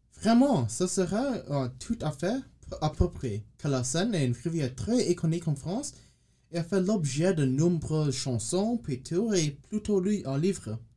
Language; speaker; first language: French; non-native, learner; English